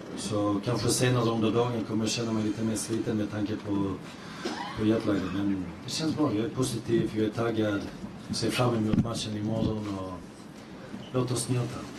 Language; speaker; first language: Swedish; early bilingual, other home language; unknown